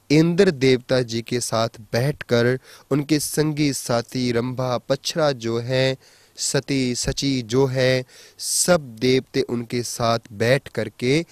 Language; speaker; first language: Hindi; non-native, local second language; Punjabi